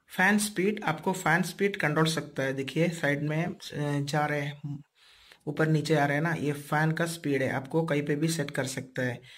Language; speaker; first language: Hindi; non-native, local second language; Malayalam